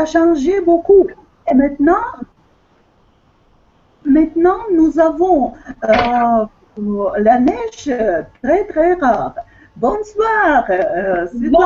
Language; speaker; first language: French; non-native, fluent; Russian